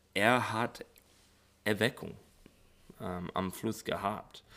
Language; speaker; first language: German; non-native, learner; English